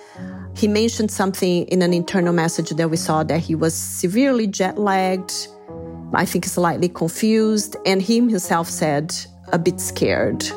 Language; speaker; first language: English; non-native, fluent; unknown